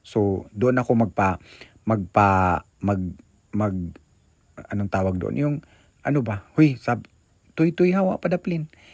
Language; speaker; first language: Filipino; non-native, local second language; Cebuano